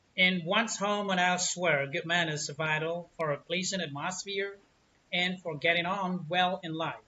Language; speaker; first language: English; non-native, fluent; Burmese